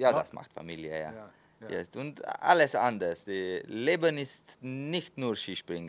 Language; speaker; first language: German; non-native, fluent; Slovenian